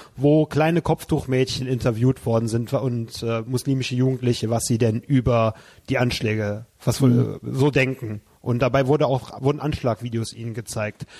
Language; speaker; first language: German; native; German